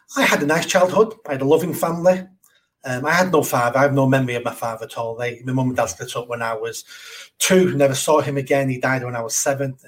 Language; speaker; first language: English; native; English